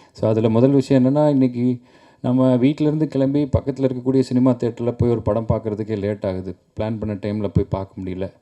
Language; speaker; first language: Tamil; native; Tamil